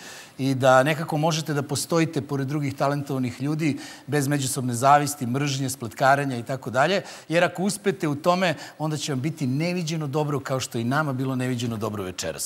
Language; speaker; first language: Serbian; native; Serbian